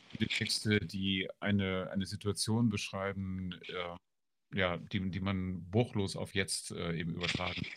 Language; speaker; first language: German; native; German